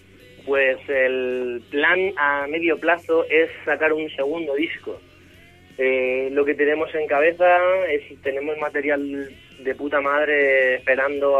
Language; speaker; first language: Spanish; native; Spanish